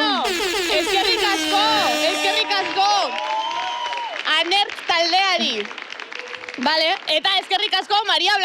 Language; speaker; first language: Basque; native; Basque